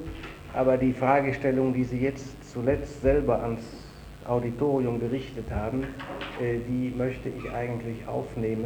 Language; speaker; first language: German; native; German